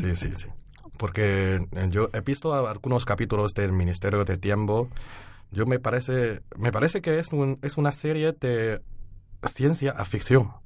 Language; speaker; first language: Spanish; non-native, fluent; Chinese